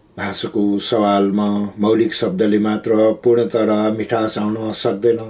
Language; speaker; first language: Nepali; non-native, local second language; Gurung